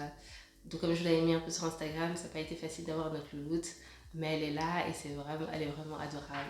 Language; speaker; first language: French; native; French